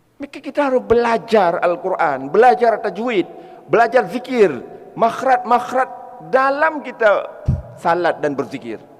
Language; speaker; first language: Malay; non-native, local second language; Achinese